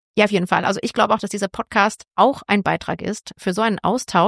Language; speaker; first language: German; native; German